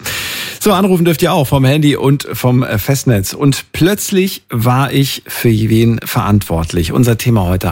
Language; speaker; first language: German; native; German